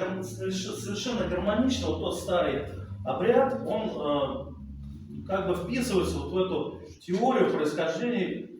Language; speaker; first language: Russian; native; Russian